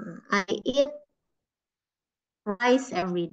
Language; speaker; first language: English; non-native, fluent; Indonesian